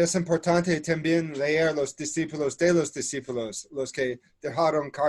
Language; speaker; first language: Spanish; non-native, fluent; English